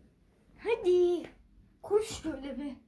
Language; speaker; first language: Turkish; native; Turkish